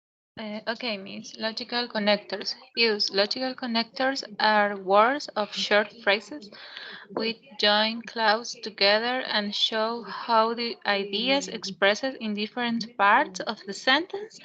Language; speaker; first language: English; non-native, learner; Spanish